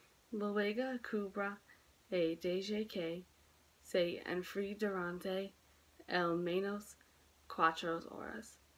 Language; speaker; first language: Spanish; non-native, learner; English